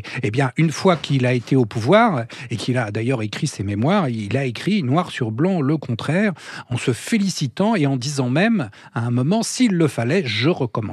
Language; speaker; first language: French; native; French